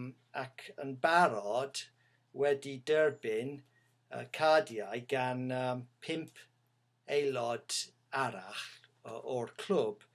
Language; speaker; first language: Welsh; non-native, learner; English